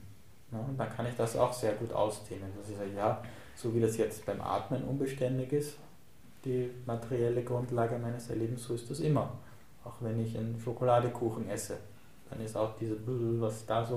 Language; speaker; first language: German; native; German